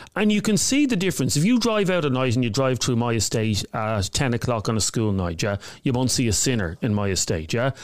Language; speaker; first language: English; native; English